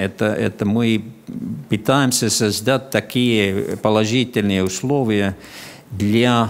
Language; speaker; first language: Russian; non-native, fluent; Finnish